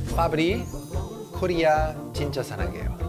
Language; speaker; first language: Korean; non-native, learner; Italian